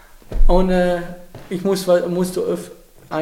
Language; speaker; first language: German; non-native, learner; Arabic